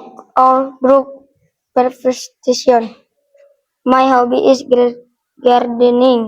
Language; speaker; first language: English; non-native, learner; Indonesian